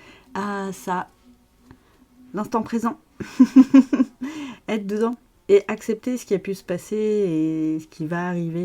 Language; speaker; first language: French; native; French